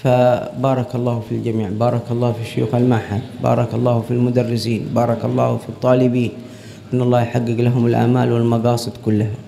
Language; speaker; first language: Arabic; native; Arabic